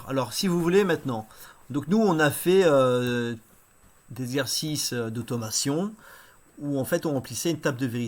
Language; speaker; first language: French; native; French